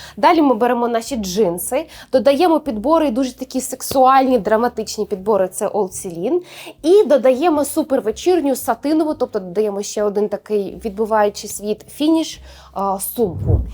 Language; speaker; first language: Ukrainian; native; Ukrainian